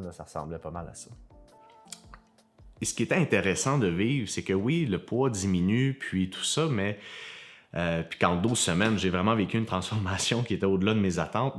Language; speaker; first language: French; native; French